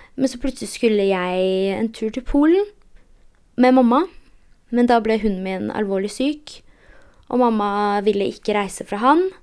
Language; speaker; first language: Norwegian; early bilingual, other home language; Polish